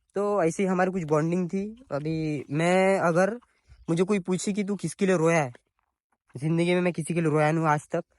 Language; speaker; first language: Hindi; non-native, local second language; Marathi